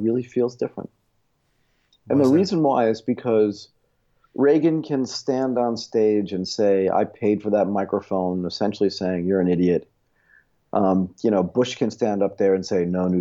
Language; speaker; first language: English; native; English